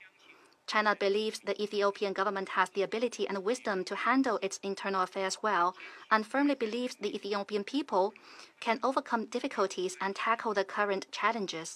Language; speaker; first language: English; non-native, fluent; Chinese